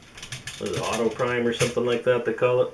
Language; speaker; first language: English; native; English